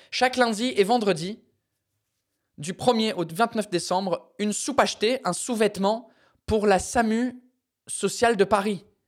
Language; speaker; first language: French; non-native, fluent; English